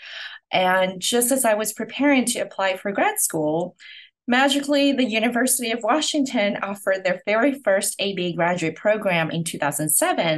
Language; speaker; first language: English; non-native, local second language; Cantonese